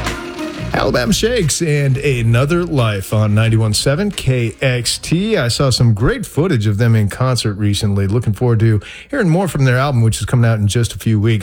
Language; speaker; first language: English; native; English